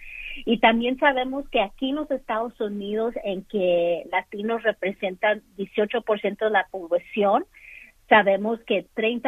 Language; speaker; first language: Spanish; early bilingual, other home language; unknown